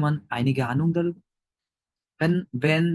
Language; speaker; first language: German; non-native, fluent; Bangla